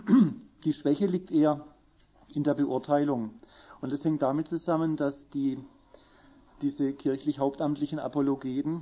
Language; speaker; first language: German; native; German